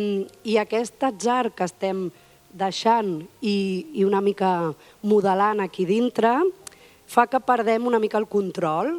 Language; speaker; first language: Catalan; native; Catalan